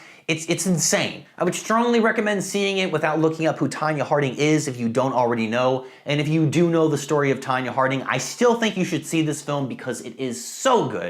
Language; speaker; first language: English; native; English